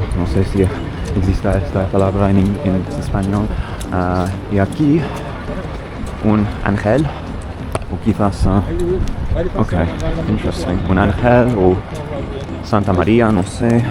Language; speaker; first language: Spanish; non-native, learner; English